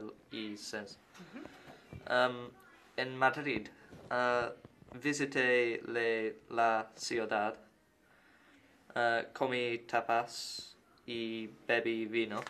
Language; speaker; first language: Spanish; non-native, learner; English